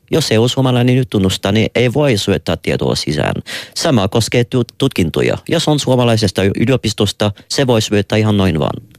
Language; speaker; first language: Finnish; non-native, fluent; French